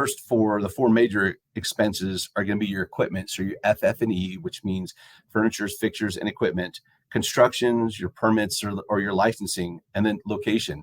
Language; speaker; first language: English; native; English